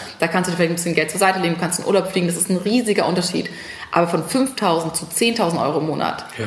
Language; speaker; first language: German; native; German